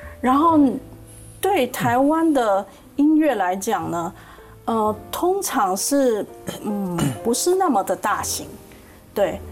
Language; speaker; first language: Chinese; native; Chinese